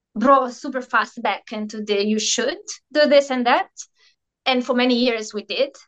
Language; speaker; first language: English; non-native, fluent; Italian